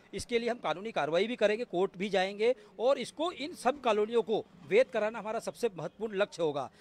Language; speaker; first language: Hindi; native; Hindi